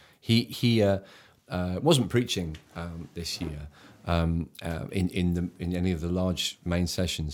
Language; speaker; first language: English; native; English